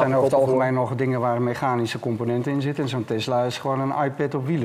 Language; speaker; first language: Dutch; native; Dutch